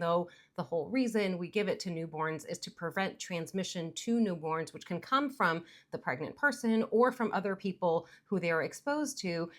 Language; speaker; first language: English; native; English